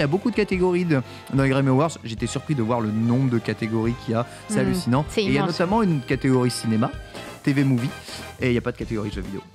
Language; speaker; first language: French; native; French